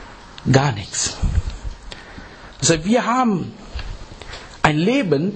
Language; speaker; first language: German; non-native, learner; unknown